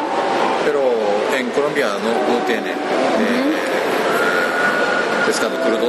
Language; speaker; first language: Spanish; non-native, learner; Japanese